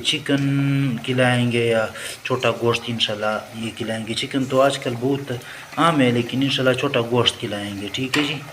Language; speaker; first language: Urdu; non-native, local second language; Pashto